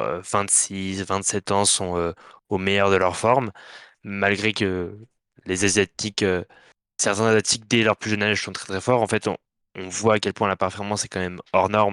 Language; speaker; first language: French; native; French